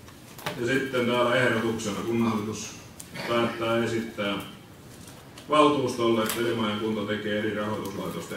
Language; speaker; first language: Finnish; native; Finnish